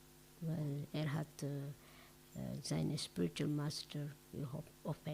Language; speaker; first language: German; non-native, learner; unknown